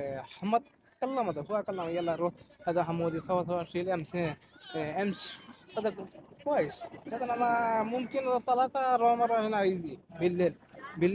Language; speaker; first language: Arabic; non-native, learner; Bangla